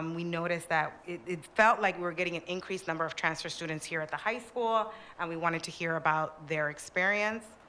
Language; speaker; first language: English; early bilingual, other home language; Spanish